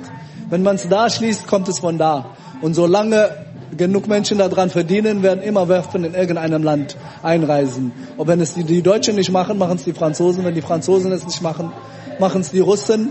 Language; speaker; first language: German; early bilingual, other home language; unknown